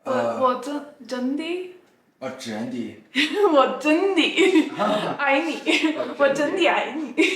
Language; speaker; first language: Chinese; non-native, learner; English